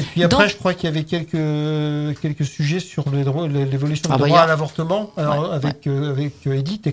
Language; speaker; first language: French; native; French